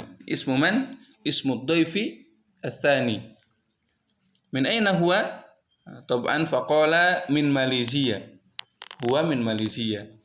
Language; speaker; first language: Arabic; non-native, fluent; Indonesian